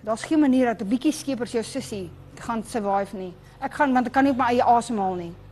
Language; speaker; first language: Afrikaans; non-native, local second language; English